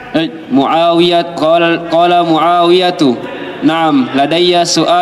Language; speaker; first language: Arabic; non-native, learner; Indonesian